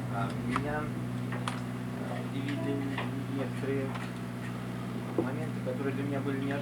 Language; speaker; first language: Russian; native; Russian